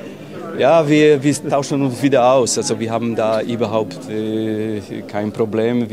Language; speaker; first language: German; non-native, fluent; Polish